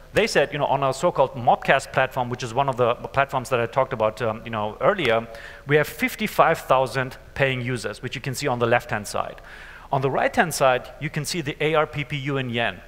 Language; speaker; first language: English; non-native, fluent; German